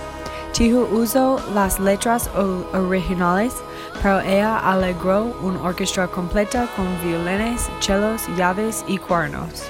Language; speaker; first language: Spanish; non-native, learner; English